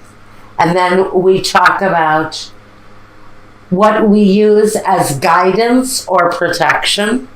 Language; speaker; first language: English; native; English